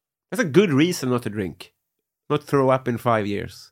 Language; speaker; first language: English; non-native, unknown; Swedish